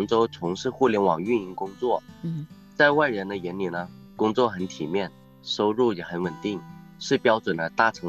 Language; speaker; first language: Chinese; native; Chinese